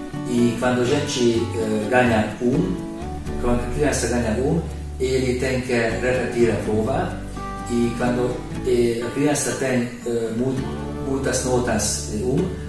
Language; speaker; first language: Portuguese; non-native, learner; Hungarian